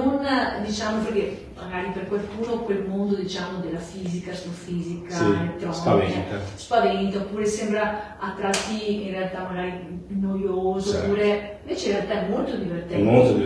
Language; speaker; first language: Italian; native; Italian